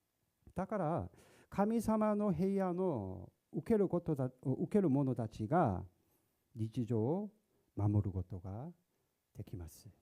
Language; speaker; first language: Japanese; non-native, learner; Korean